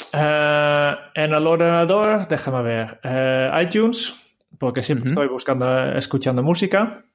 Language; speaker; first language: Spanish; non-native, fluent; Dutch